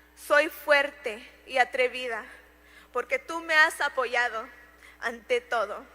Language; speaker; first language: Spanish; early bilingual, heritage; Spanish